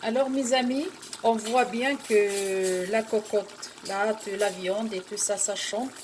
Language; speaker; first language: French; non-native, local second language; Arabic